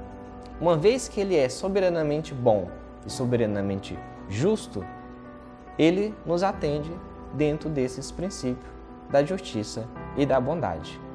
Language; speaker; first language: Portuguese; native; Portuguese